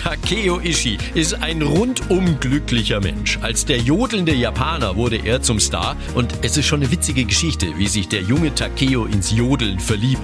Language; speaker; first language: German; native; German